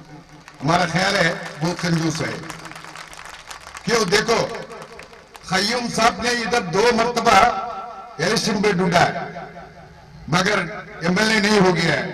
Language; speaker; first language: Hindi; non-native, local second language; Malayalam